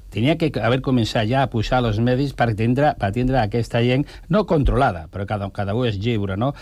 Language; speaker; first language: Catalan; non-native, local second language; Spanish